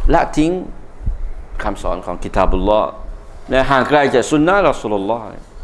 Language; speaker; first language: Thai; non-native, local second language; Malay